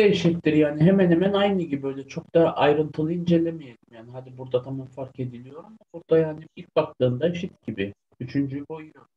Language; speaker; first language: Turkish; native; Turkish